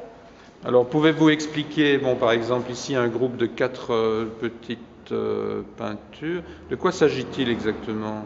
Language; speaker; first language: French; native; French